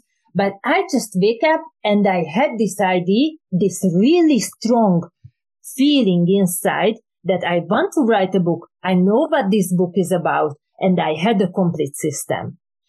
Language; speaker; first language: English; non-native, fluent; Hungarian